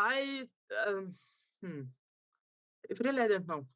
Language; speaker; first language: English; non-native, learner; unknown